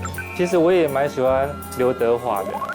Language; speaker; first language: Chinese; native; Chinese